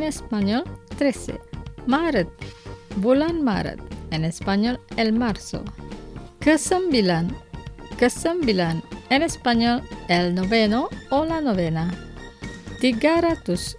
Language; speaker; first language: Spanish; non-native, fluent; Indonesian